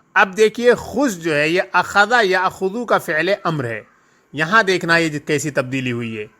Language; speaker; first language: Urdu; native; Urdu